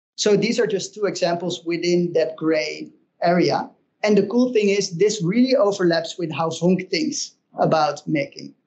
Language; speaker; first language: English; non-native, fluent; Dutch